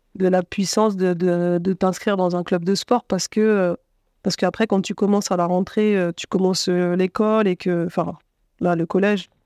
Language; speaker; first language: French; native; French